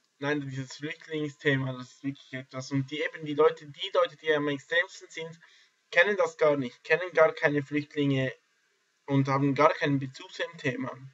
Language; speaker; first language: German; early bilingual, other home language; Arabic